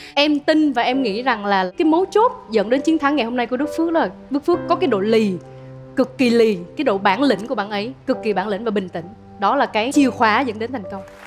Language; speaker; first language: Vietnamese; native; Vietnamese